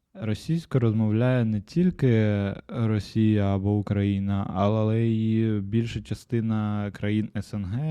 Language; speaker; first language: Ukrainian; non-native, local second language; Russian